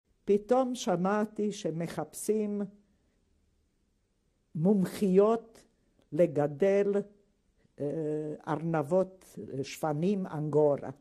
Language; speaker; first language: Hebrew; non-native, fluent; Hungarian